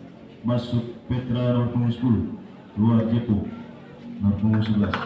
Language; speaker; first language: Malay; native; Malay